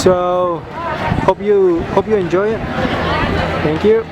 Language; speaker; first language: English; non-native, learner; Spanish